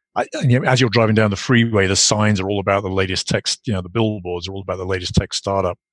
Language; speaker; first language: English; native; English